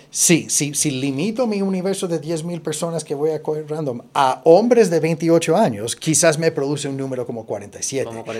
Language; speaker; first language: Spanish; early bilingual, heritage; Spanish